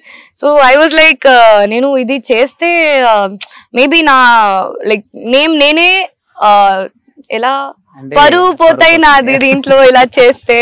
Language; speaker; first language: Telugu; non-native, local second language; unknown